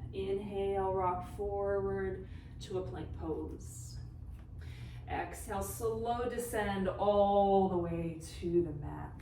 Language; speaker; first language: English; native; English